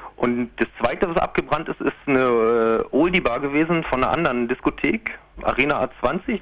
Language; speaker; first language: German; native; German